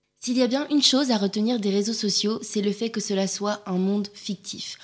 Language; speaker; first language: French; native; French